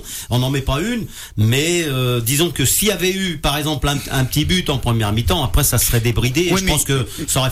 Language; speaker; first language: French; native; French